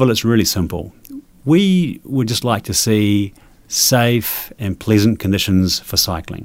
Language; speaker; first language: English; native; English